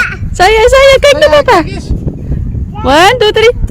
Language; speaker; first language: Dutch; non-native, learner; Filipino